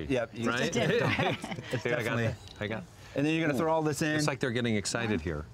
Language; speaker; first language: English; native; English